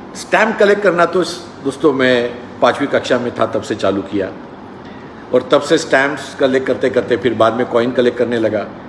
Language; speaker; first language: Hindi; non-native, local second language; Marathi